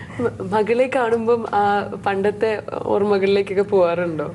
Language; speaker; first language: Malayalam; native; Malayalam